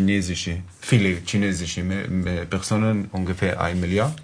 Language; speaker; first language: German; non-native, learner; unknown